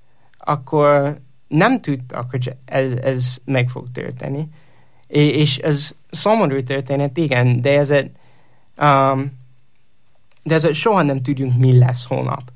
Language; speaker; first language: Hungarian; non-native, fluent; English